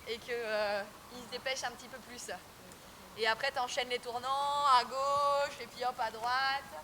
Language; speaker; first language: French; native; French